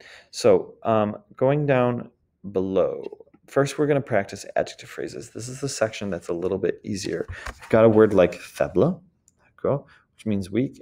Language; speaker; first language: English; native; English